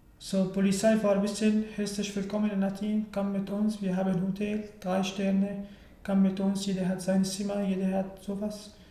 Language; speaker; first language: German; non-native, learner; Arabic